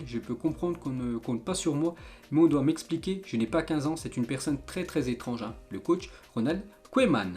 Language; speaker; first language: French; native; French